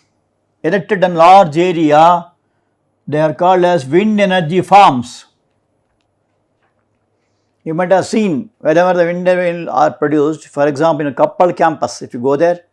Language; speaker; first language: English; non-native, local second language; Kannada